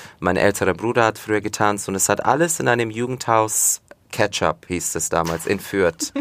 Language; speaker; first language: German; early bilingual, other home language; Turkish